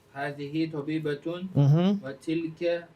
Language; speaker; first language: Arabic; non-native, learner; English